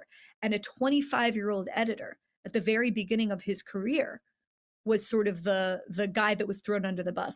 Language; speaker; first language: English; native; English